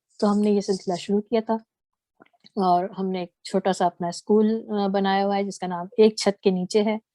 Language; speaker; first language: Urdu; native; Urdu